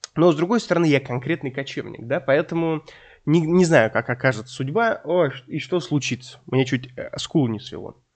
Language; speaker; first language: Russian; native; Russian